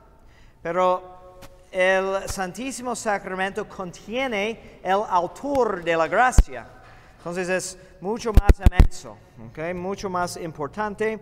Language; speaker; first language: Spanish; non-native, fluent; English